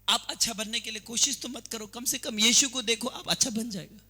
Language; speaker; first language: Hindi; non-native, local second language; Assamese